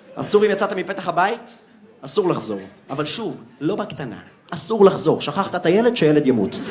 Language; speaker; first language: Hebrew; early bilingual, other home language; Russian